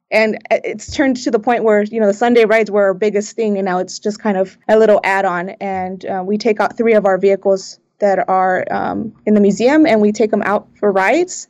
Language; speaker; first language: English; native; English